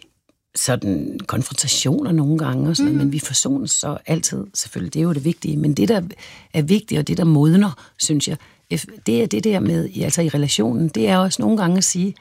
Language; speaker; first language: Danish; native; Danish